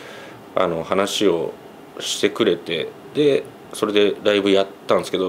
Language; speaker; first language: Japanese; native; Japanese